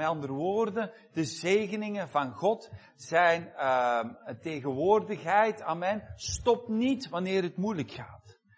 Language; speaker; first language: Dutch; native; Dutch